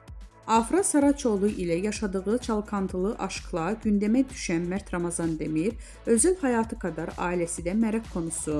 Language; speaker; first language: Turkish; native; Turkish